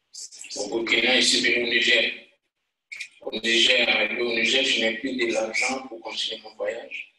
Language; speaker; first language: French; non-native, learner; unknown